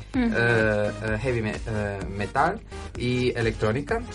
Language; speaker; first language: Spanish; non-native, fluent; Croatian